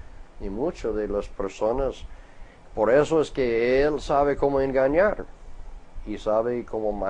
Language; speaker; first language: Spanish; non-native, fluent; English